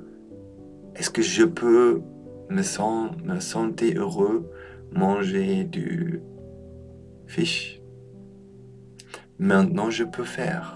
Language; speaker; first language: French; non-native, learner; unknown